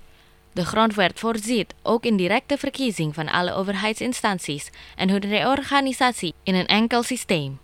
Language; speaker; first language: Dutch; non-native, fluent; Indonesian